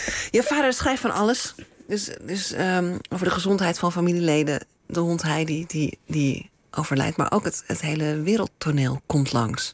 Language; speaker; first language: Dutch; native; Dutch